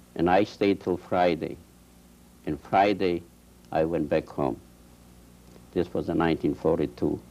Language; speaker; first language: English; non-native, fluent; Polish